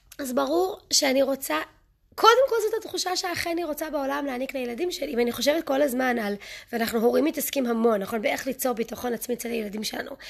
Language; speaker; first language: Hebrew; early bilingual, other home language; English